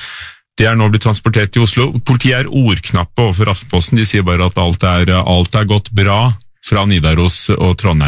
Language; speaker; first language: Norwegian; native; Norwegian